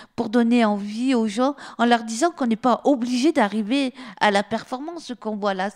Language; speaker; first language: French; native; French